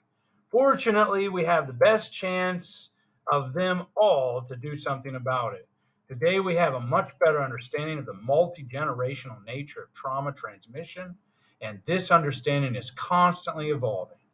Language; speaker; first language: English; native; English